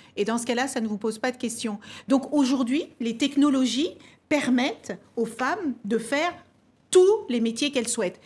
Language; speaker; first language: French; early bilingual, other home language; Kabuverdianu